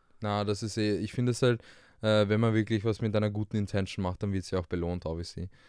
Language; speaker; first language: German; early bilingual, other home language; English